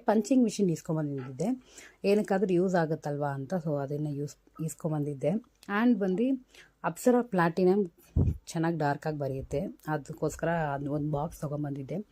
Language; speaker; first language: Kannada; non-native, local second language; Tamil